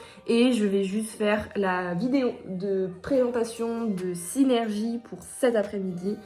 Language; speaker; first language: French; native; French